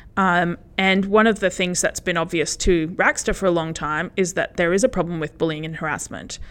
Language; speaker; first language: English; early bilingual, other home language; Spanish